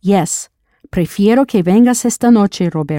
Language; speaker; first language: Spanish; non-native, fluent; English